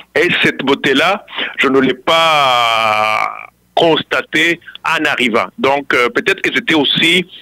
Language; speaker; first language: French; non-native, local second language; Kinyarwanda